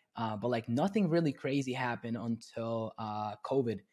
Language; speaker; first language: English; early bilingual, other home language; Spanish